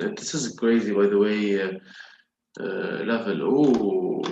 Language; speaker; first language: English; non-native, local second language; Arabic